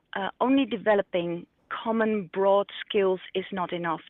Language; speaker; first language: English; non-native, fluent; Dutch